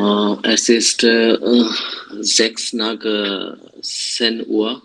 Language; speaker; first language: German; non-native, learner; Bangla